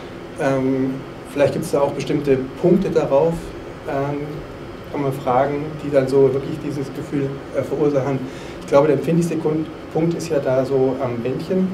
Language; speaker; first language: German; native; German